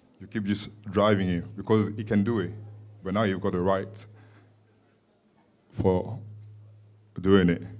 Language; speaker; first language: English; non-native, fluent; French